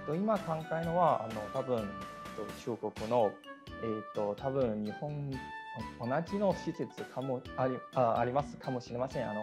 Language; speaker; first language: Japanese; non-native, learner; Chinese